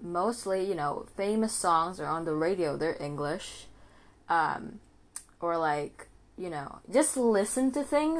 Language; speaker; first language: English; non-native, fluent; Indonesian